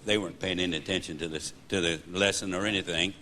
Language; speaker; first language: English; native; English